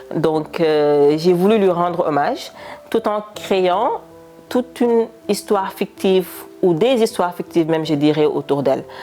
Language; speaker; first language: French; non-native, local second language; Wolof